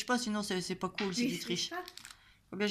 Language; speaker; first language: French; native; French